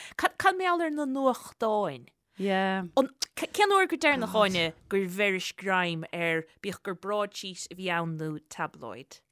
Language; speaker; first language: Irish; native; Irish